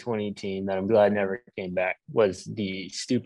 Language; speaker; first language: English; native; English